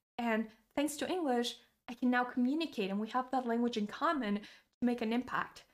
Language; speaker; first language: English; non-native, fluent; Portuguese